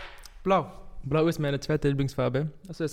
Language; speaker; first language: German; non-native, fluent; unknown